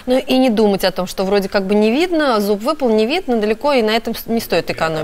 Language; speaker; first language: Russian; native; Russian